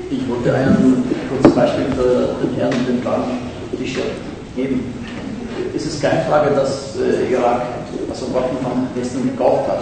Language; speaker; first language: German; non-native, fluent; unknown